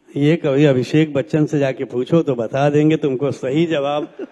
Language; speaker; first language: Hindi; native; Hindi